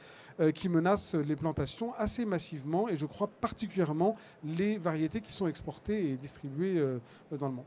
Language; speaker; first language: French; native; French